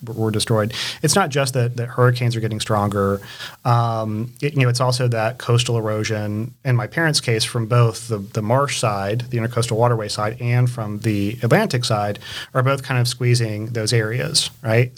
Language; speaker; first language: English; native; English